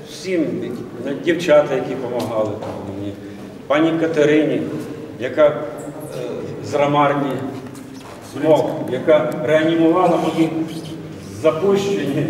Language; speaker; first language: Ukrainian; native; Ukrainian